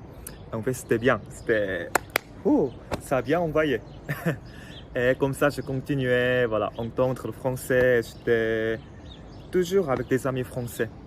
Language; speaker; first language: French; non-native, fluent; Korean